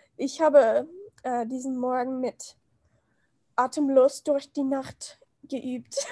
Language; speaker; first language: German; non-native, learner; English